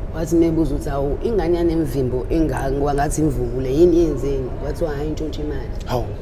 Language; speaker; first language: Zulu; native; Zulu